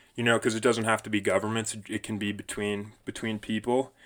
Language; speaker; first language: English; native; English